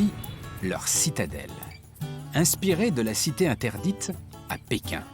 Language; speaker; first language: French; native; French